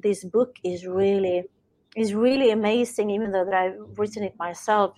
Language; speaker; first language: English; non-native, fluent; Swedish